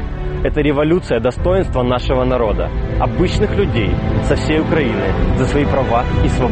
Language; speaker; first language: Russian; native; Russian